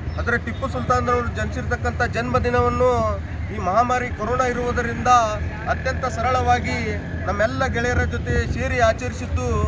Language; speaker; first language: Kannada; non-native, local second language; Urdu